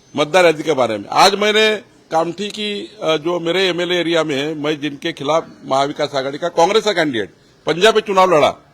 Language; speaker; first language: Hindi; non-native, local second language; Marathi